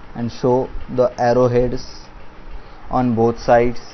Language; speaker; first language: English; non-native, local second language; Marathi